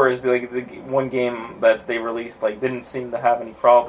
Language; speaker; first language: English; native; English